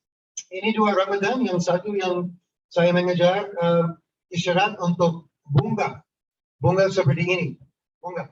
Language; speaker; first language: Indonesian; non-native, fluent; English